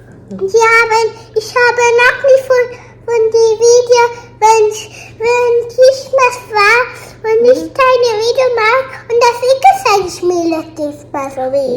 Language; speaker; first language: German; early bilingual, other home language; Telugu